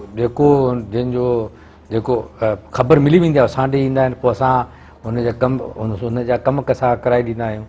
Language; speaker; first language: Sindhi; non-native, local second language; Urdu